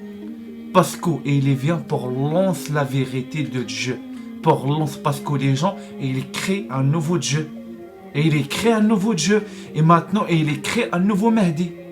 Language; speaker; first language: French; non-native, learner; Arabic